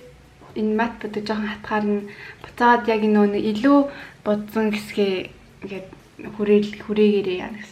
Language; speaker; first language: Mongolian; native; Mongolian